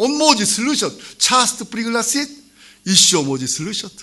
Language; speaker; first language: Russian; non-native, learner; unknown